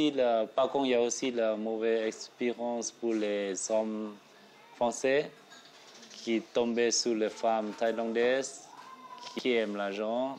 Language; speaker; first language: French; non-native, learner; Thai